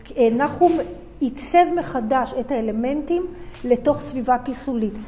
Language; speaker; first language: Hebrew; native; Hebrew